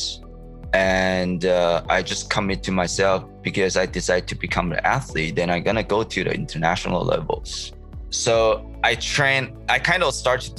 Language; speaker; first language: English; non-native, learner; Chinese